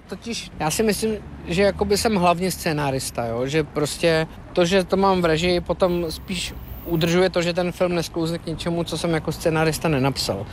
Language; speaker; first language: Czech; native; Czech